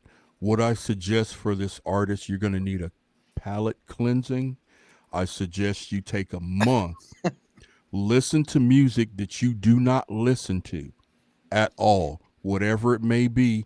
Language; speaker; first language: English; native; English